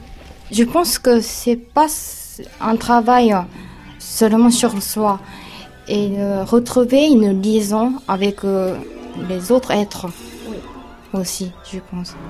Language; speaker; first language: French; non-native, fluent; Japanese